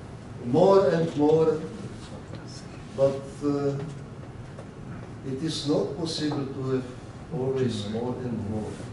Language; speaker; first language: English; non-native, learner; Czech